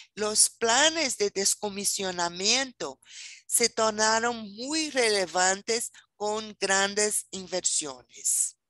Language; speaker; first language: Spanish; non-native, fluent; Portuguese